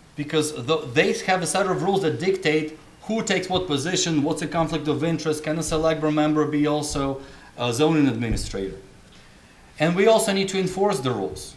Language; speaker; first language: English; non-native, fluent; Russian